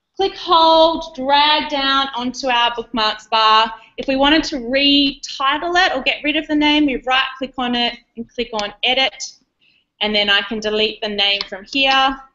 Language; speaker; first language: English; native; English